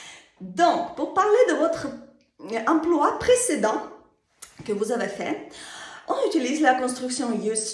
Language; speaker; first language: French; non-native, fluent; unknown